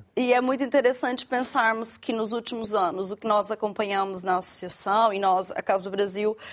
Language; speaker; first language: Portuguese; native; Portuguese